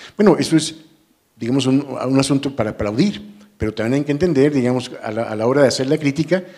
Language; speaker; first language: Spanish; native; Spanish